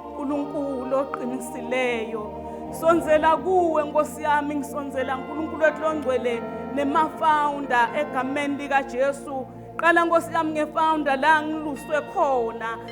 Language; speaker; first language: Zulu; non-native, local second language; Swati